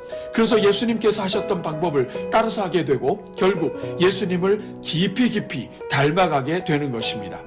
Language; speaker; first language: Korean; native; Korean